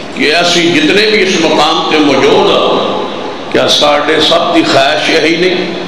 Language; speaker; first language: Urdu; non-native, local second language; Punjabi